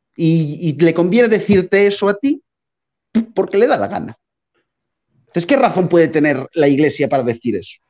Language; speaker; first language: Spanish; native; Spanish